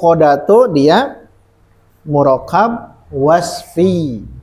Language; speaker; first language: Arabic; non-native, fluent; Indonesian